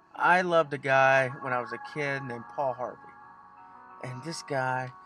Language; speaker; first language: English; native; English